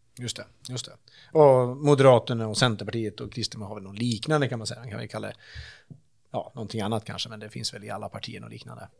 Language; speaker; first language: Swedish; native; Swedish